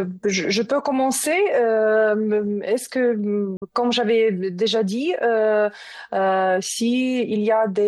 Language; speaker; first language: French; non-native, learner; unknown